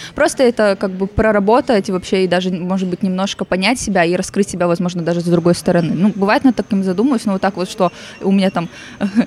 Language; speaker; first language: Russian; native; Russian